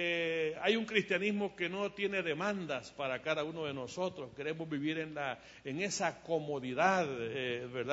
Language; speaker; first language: Spanish; native; Spanish